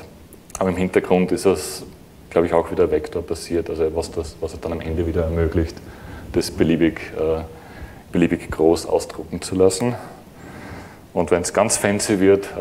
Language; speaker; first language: German; native; German